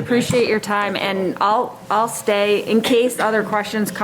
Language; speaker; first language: English; native; English